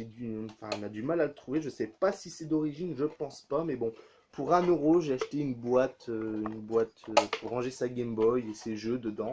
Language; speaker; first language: French; native; French